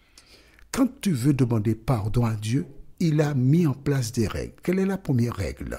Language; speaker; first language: French; native; French